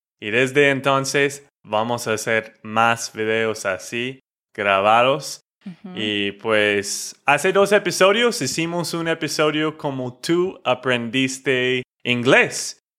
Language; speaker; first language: Spanish; non-native, fluent; English